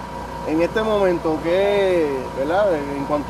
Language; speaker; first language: Spanish; native; Spanish